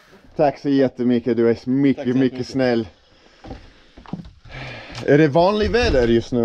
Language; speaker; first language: Swedish; non-native, learner; English